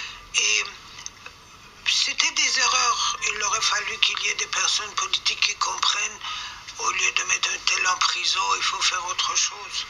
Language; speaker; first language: French; non-native, fluent; Persian